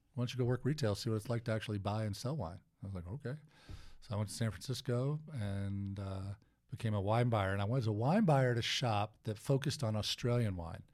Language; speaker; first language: English; native; English